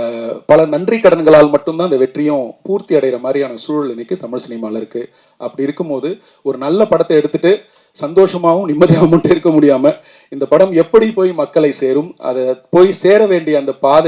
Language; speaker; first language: Tamil; native; Tamil